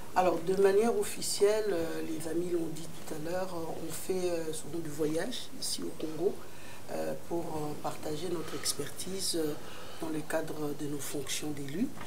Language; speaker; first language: French; non-native, local second language; Lingala